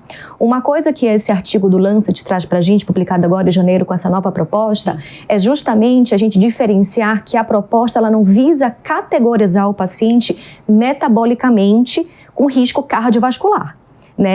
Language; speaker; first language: Portuguese; native; Portuguese